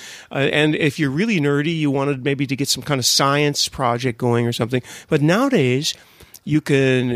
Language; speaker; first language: English; native; English